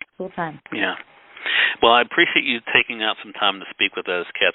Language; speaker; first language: English; native; English